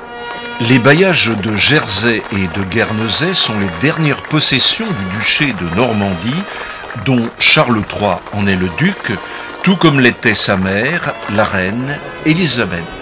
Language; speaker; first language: French; native; French